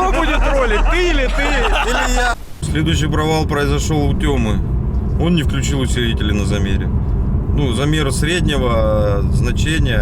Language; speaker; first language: Russian; native; Russian